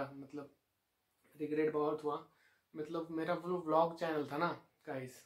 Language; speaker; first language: Hindi; non-native, local second language; Marathi